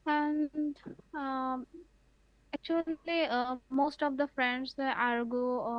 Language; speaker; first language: English; non-native, learner; Bangla